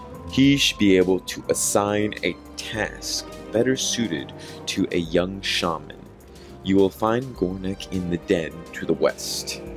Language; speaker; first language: English; native; English